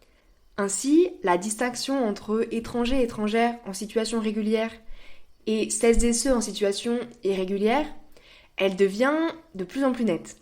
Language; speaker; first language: French; native; French